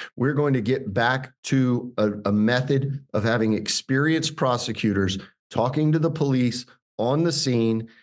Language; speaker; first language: English; native; English